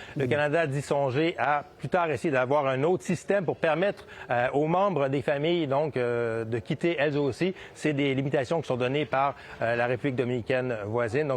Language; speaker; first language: French; native; French